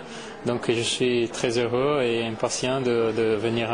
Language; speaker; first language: French; non-native, fluent; Portuguese